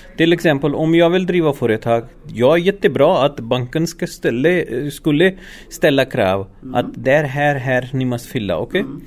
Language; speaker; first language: Swedish; non-native, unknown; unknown